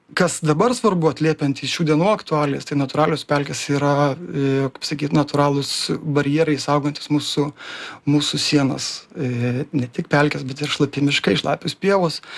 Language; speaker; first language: Lithuanian; native; Lithuanian